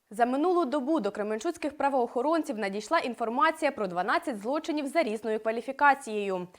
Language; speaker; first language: Ukrainian; native; Ukrainian